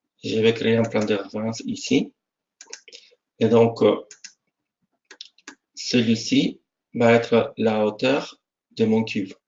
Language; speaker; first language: French; non-native, fluent; Spanish